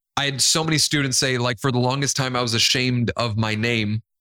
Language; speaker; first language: English; non-native, fluent; Spanish